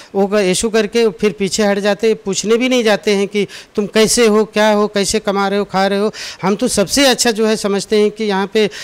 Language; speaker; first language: Hindi; native; Hindi